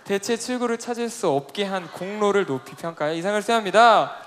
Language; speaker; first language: Korean; native; Korean